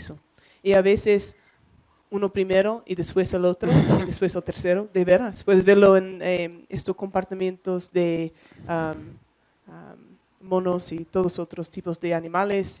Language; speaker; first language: Spanish; non-native, learner; English